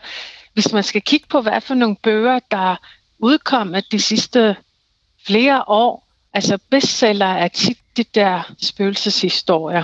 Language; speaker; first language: Danish; non-native, local second language; Kalaallisut